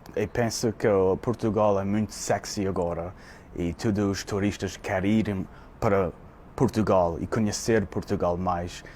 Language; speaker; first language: Portuguese; early bilingual, heritage; Portuguese